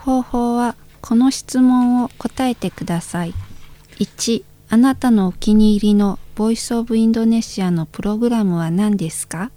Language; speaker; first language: Japanese; non-native, fluent; Indonesian